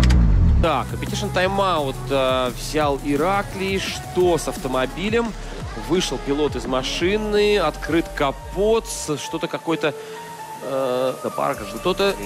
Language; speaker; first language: Russian; native; Russian